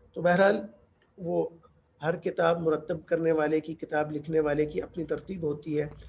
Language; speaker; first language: Urdu; native; Urdu